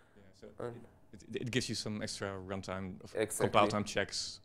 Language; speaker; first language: English; non-native, fluent; German